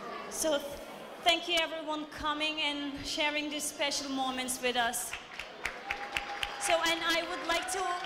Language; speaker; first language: English; non-native, fluent; Turkish